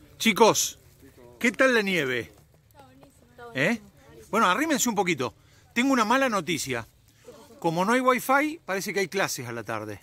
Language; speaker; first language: Spanish; native; Spanish